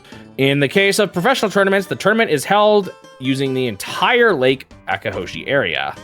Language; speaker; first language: English; native; English